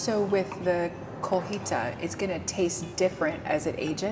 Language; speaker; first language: English; native; English